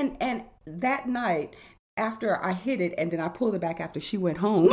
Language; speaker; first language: English; native; English